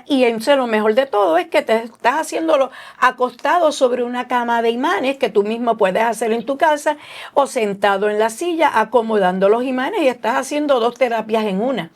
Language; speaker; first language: Spanish; native; Spanish